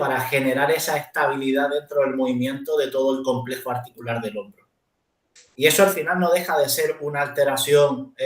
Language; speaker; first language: Spanish; native; Spanish